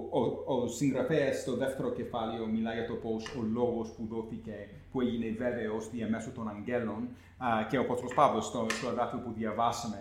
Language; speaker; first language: Greek; non-native, fluent; English